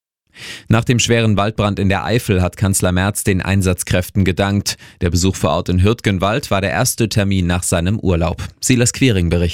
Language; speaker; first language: German; native; German